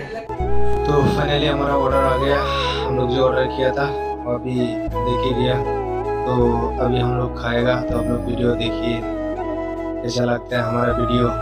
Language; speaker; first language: Hindi; non-native, local second language; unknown